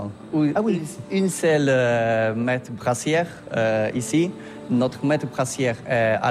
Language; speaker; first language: French; non-native, learner; Polish